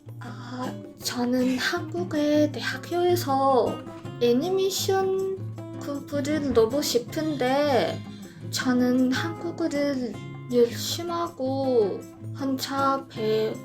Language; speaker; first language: Korean; non-native, learner; Arabic